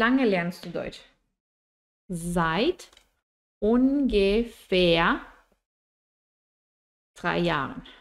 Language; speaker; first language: German; non-native, fluent; Spanish